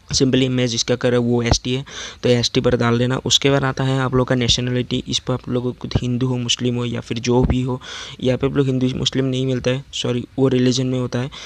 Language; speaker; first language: Hindi; non-native, local second language; Assamese